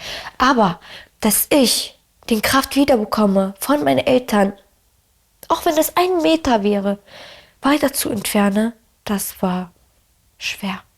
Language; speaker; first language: German; early bilingual, other home language; Arabic